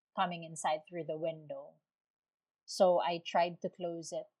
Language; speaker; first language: English; non-native, local second language; Waray